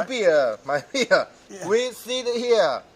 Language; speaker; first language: English; non-native, learner; Chinese